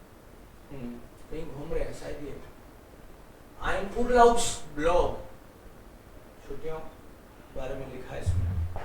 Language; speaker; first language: Hindi; native; Hindi